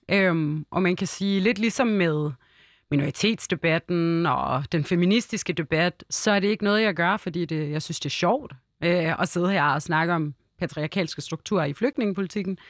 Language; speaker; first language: Danish; early bilingual, other home language; Arabic